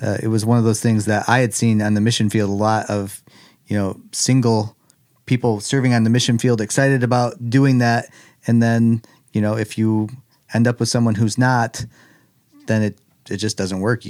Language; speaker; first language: English; early bilingual, other home language; German